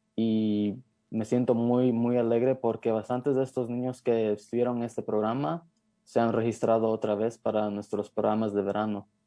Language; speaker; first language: Spanish; early bilingual, heritage; Spanish